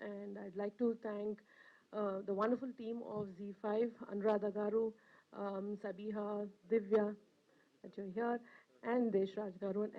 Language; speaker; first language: English; non-native, local second language; Telugu